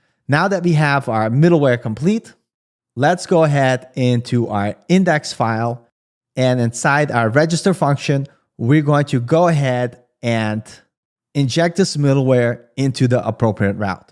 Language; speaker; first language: English; native; English